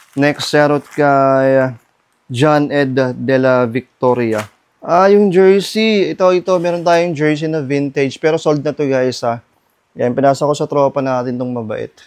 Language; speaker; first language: Filipino; non-native, local second language; Iloko